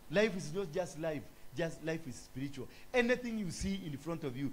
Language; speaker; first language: English; non-native, local second language; Swahili